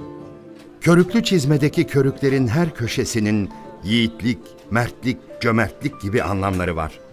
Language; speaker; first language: Turkish; native; Turkish